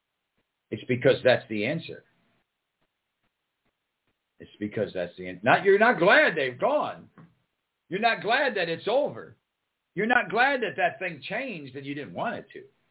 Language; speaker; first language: English; native; English